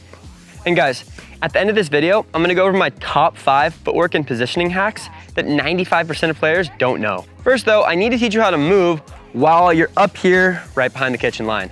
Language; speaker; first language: English; native; English